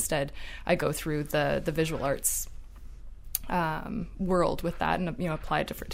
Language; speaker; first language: English; native; English